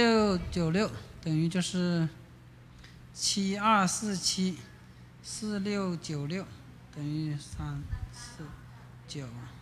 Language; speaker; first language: Chinese; native; Chinese